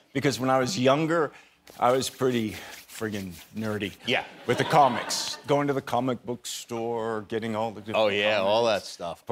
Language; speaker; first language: English; native; English